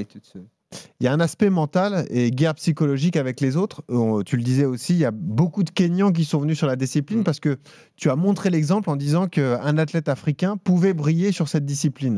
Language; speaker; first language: French; native; French